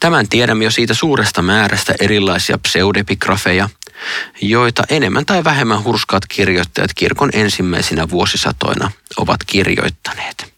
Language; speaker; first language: Finnish; native; Finnish